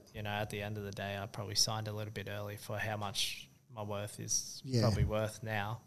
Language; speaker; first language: English; native; English